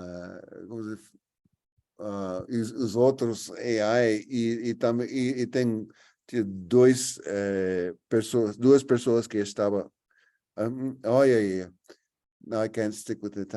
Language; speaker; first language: Portuguese; non-native, fluent; English